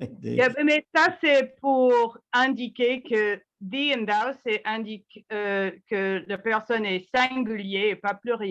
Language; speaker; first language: French; non-native, fluent; English